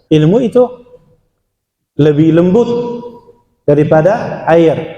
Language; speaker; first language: Indonesian; non-native, fluent; Dutch